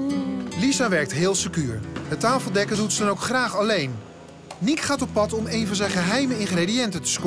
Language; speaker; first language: Dutch; native; Dutch